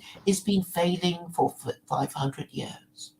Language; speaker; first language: English; native; English